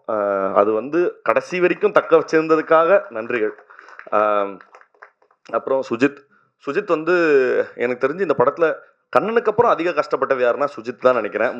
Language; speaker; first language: Tamil; native; Tamil